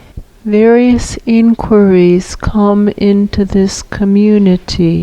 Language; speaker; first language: English; native; English